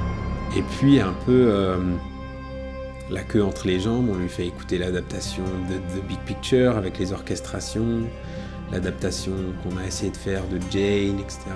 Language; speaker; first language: French; native; French